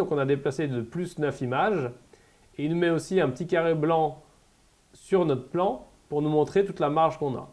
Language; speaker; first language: French; native; French